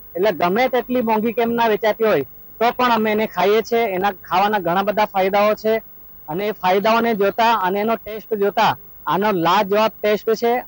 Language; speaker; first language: Gujarati; native; Gujarati